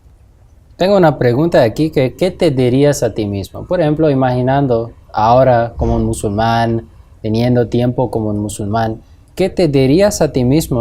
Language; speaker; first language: Spanish; non-native, fluent; English